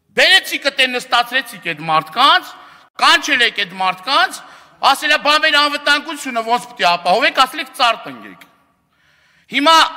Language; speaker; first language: Armenian; native; Armenian